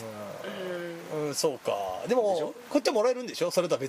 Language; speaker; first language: Japanese; native; Japanese